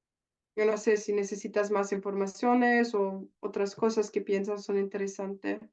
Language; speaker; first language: Spanish; non-native, learner; German